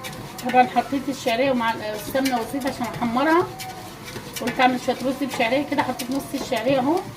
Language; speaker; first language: Arabic; native; Arabic